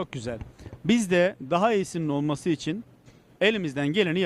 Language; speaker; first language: Turkish; native; Turkish